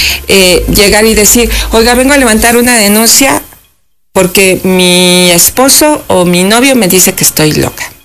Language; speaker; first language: Spanish; native; Spanish